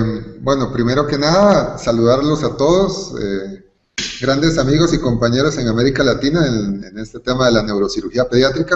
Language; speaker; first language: Spanish; native; Spanish